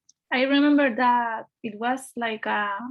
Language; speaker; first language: English; non-native, fluent; Spanish